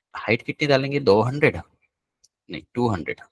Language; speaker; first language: Hindi; non-native, local second language; Marathi